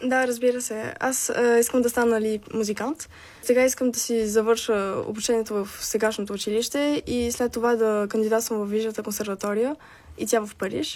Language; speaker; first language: Bulgarian; early bilingual, heritage; French